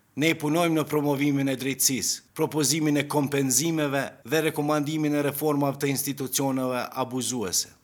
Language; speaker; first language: Albanian; native; Albanian